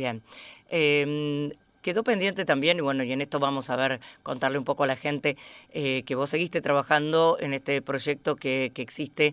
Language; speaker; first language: Spanish; native; Spanish